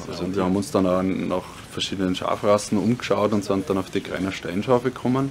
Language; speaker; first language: German; native; German